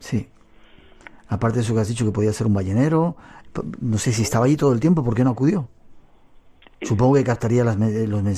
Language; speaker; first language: Spanish; native; Spanish